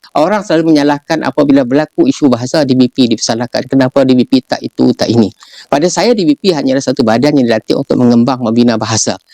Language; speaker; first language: Malay; native; Malay